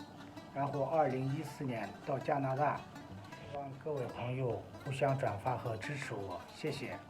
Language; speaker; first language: Chinese; non-native, local second language; Uyghur